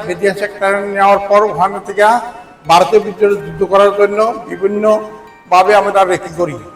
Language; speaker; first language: Bangla; native; Bangla